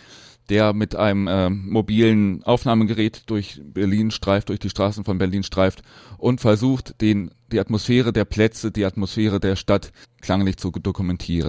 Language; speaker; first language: German; native; German